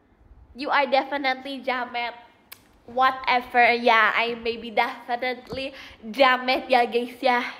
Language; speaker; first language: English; non-native, learner; Indonesian